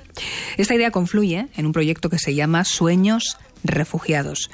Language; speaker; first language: Spanish; native; Spanish